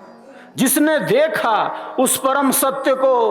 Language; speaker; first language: Hindi; native; Hindi